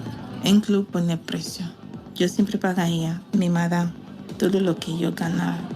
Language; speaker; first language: Spanish; non-native, learner; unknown